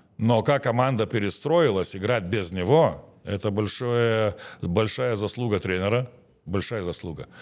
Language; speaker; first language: Russian; non-native, local second language; Lithuanian